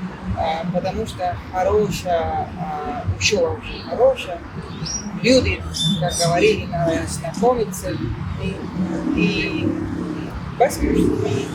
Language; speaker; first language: Russian; non-native, fluent; Spanish